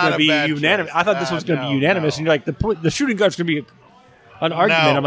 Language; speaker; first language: English; native; English